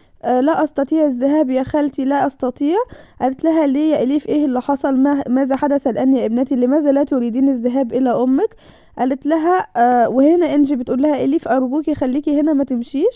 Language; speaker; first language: Arabic; native; Arabic